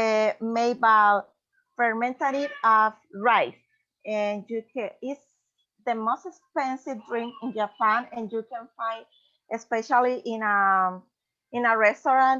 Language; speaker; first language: English; non-native, learner; Spanish